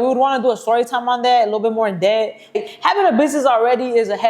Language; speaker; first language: English; native; English